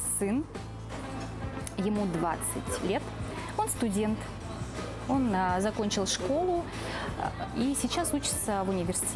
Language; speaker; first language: Russian; native; Russian